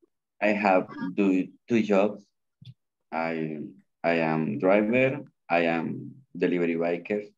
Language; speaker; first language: English; non-native, learner; Spanish